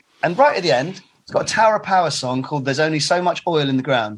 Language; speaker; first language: English; native; English